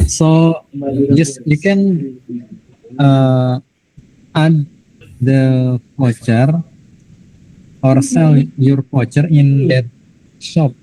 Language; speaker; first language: English; non-native, learner; Indonesian